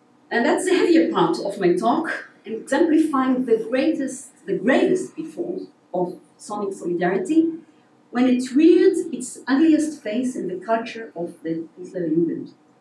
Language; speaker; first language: English; non-native, fluent; Hebrew